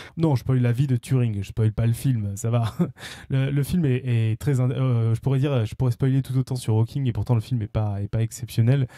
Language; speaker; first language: French; native; French